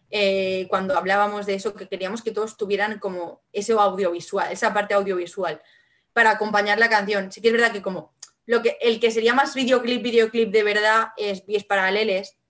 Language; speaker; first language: Spanish; non-native, local second language; Catalan